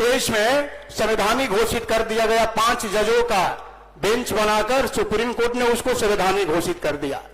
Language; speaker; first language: Hindi; native; Hindi